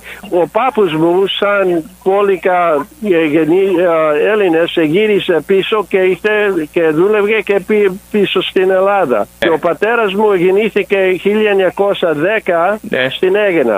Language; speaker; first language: Greek; early bilingual, heritage; English